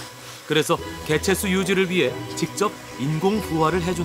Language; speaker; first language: Korean; native; Korean